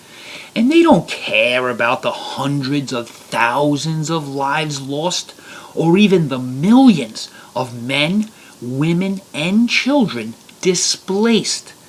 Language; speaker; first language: English; native; English